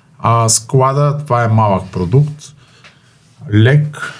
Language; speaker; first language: Bulgarian; native; Bulgarian